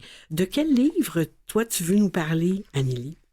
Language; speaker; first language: French; native; French